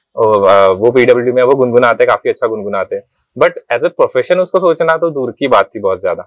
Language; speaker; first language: Hindi; non-native, local second language; Marathi